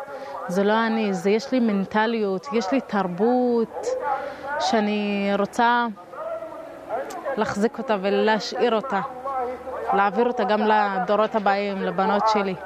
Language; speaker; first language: Hebrew; non-native, local second language; Arabic